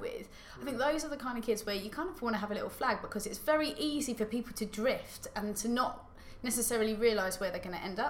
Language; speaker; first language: English; native; English